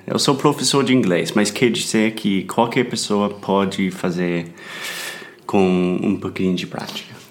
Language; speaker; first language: Portuguese; non-native, fluent; English